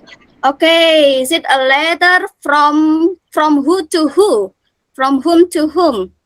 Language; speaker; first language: English; non-native, fluent; Indonesian